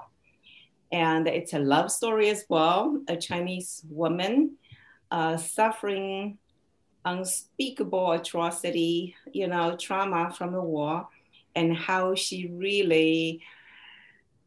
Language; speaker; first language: English; non-native, fluent; Chinese